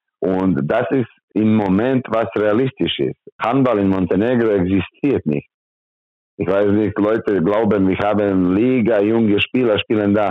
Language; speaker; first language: German; non-native, learner; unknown